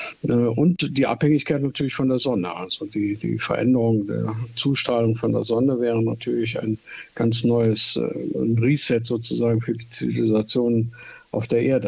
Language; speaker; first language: German; native; German